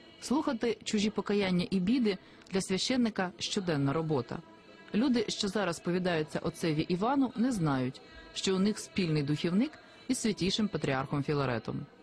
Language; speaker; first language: Ukrainian; native; Ukrainian